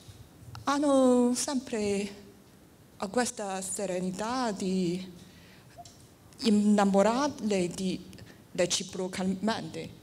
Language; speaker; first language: Italian; non-native, learner; Chinese